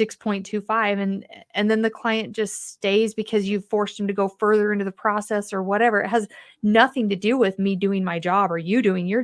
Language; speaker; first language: English; native; English